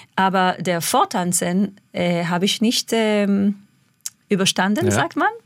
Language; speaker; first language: German; non-native, fluent; Hebrew